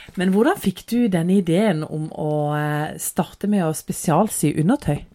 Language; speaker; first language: Norwegian; native; Norwegian